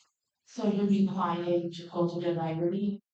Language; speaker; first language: English; non-native, learner; Thai